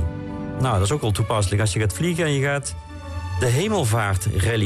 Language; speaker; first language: Dutch; native; Dutch